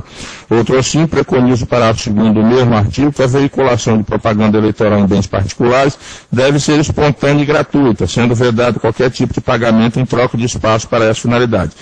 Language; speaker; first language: Portuguese; native; Portuguese